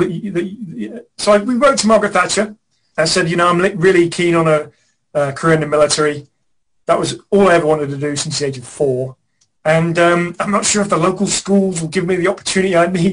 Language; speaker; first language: English; native; English